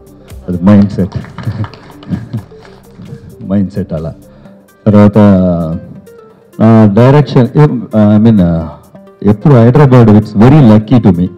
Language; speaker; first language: Telugu; non-native, fluent; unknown